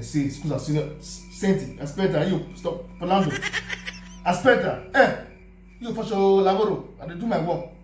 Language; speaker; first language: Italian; non-native, learner; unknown